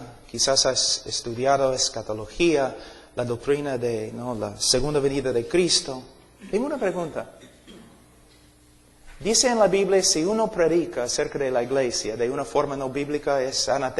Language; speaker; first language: Spanish; non-native, fluent; English